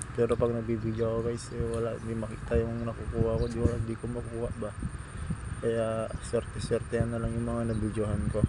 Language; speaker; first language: Filipino; non-native, local second language; Iloko